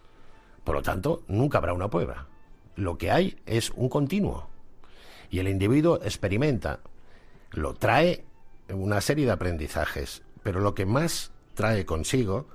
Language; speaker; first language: Spanish; native; Spanish